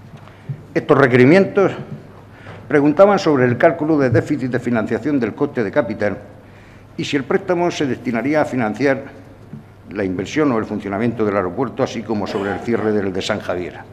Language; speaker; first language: Spanish; native; Spanish